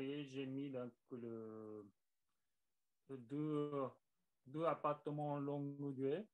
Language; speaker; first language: French; non-native, learner; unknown